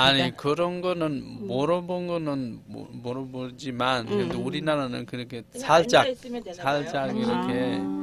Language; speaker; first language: Korean; non-native, fluent; Bangla